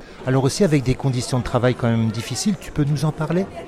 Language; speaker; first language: French; native; French